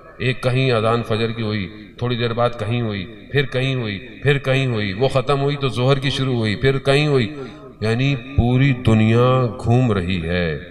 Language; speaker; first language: Urdu; early bilingual, heritage; Urdu